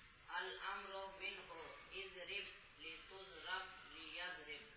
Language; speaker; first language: Arabic; non-native, learner; Punjabi